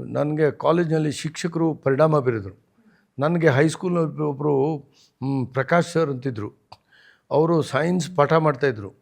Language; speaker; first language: Kannada; native; Kannada